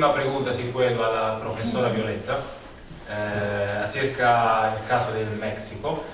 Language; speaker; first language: Spanish; non-native, learner; Italian